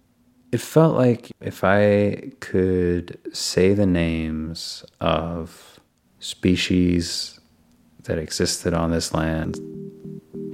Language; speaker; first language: English; non-native, local second language; Urdu